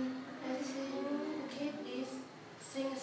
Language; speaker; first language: English; non-native, learner; Vietnamese